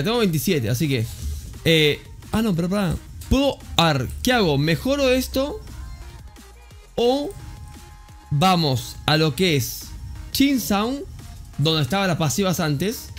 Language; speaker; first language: Spanish; native; Spanish